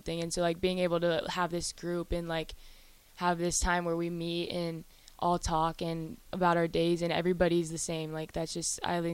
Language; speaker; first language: English; native; English